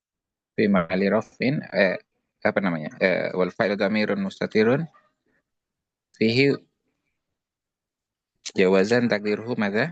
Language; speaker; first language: Arabic; non-native, fluent; Indonesian